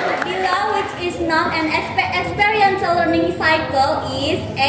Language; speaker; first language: English; non-native, learner; Indonesian